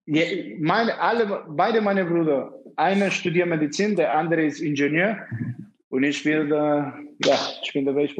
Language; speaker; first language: German; non-native, fluent; Spanish